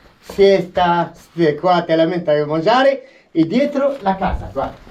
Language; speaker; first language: Italian; non-native, learner; Arabic